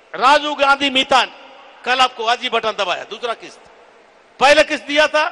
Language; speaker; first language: Hindi; native; Hindi